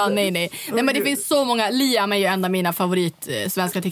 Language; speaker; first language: Swedish; native; Swedish